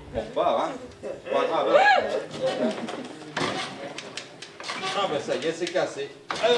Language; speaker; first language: French; native; French